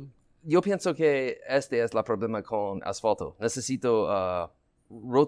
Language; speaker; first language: Spanish; non-native, learner; English